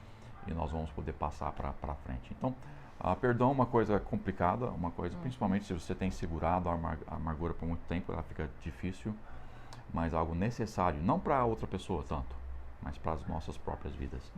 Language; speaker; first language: Portuguese; non-native, fluent; English